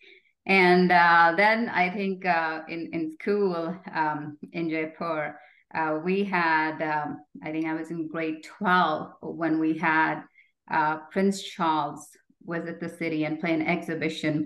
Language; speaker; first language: English; non-native, local second language; Hindi